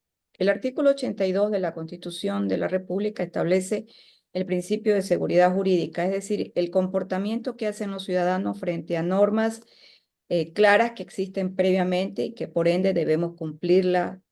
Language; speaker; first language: Spanish; native; Spanish